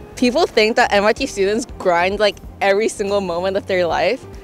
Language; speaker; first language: English; early bilingual, other home language; Korean